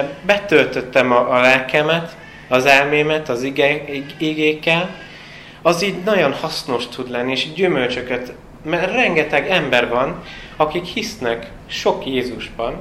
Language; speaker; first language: Hungarian; non-native, fluent; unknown